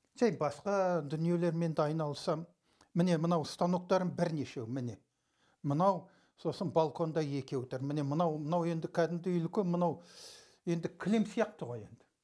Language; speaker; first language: Kazakh; early bilingual, heritage; Kazakh